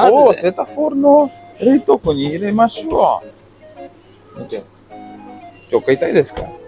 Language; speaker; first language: Japanese; non-native, learner; Russian